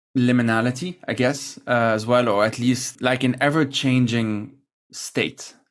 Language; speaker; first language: English; non-native, fluent; Arabic